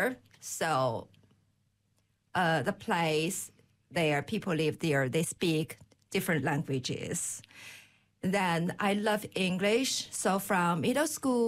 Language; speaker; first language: English; non-native, fluent; Chinese